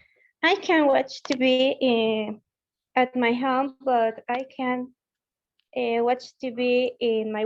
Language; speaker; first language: English; non-native, learner; Spanish